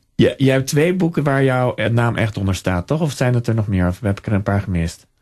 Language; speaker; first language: Dutch; native; Dutch